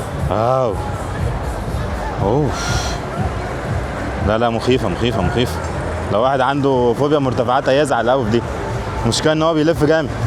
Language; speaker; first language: Arabic; native; Arabic